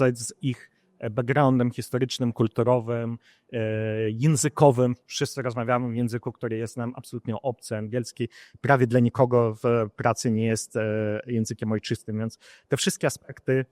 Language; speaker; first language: Polish; non-native, fluent; Ukrainian